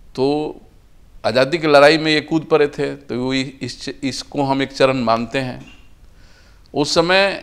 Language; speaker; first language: Hindi; native; Hindi